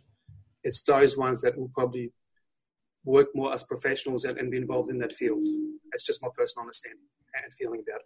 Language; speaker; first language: English; non-native, fluent; Polish